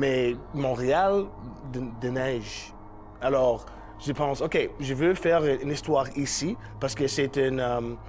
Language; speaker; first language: French; non-native, local second language; English